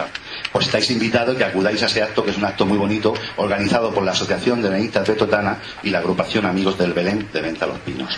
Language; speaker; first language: Spanish; native; Spanish